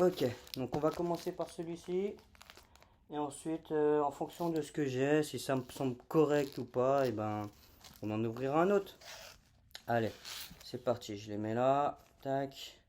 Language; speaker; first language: French; native; French